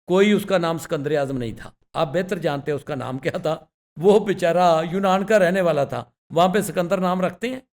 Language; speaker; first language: Urdu; non-native, local second language; Punjabi